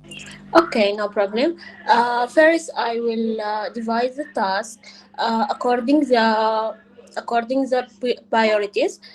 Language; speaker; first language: English; non-native, learner; Arabic